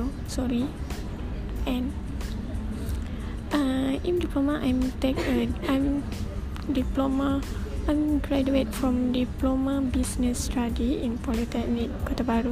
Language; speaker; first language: English; non-native, local second language; Malay